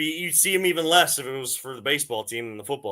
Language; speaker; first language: English; native; English